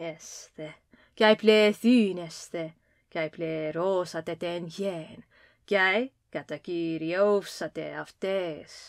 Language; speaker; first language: Greek; non-native, fluent; English